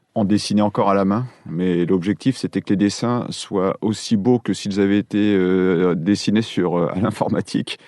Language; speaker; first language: French; native; French